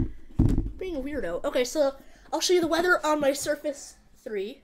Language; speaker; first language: English; native; English